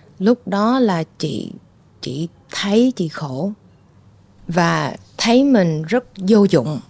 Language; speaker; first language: Vietnamese; early bilingual, heritage; Vietnamese